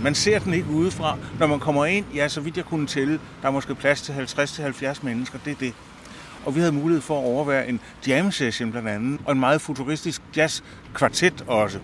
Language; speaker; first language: Danish; native; Danish